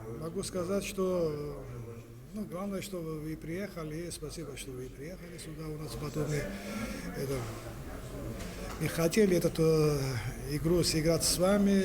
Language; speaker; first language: Russian; non-native, local second language; Georgian